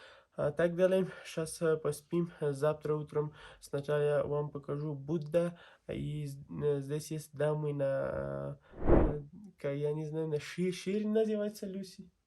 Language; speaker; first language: Russian; non-native, learner; Kyrgyz